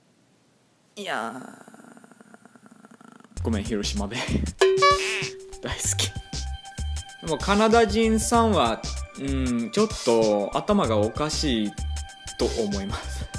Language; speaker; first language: Japanese; non-native, fluent; English